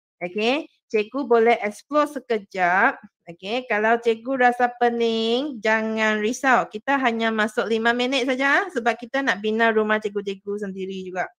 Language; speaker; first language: Malay; non-native, local second language; Chinese